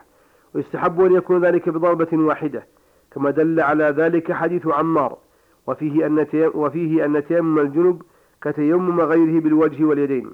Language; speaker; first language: Arabic; native; Arabic